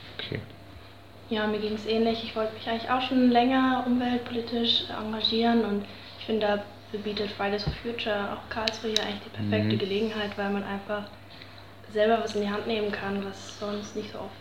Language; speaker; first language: German; native; German